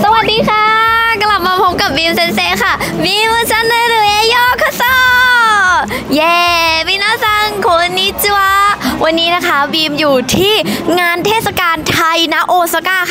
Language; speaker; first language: Thai; native; Thai